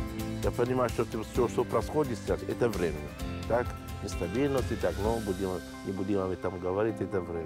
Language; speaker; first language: Russian; non-native, fluent; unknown